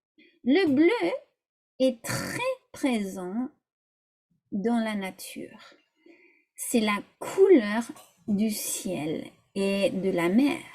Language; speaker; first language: French; non-native, fluent; English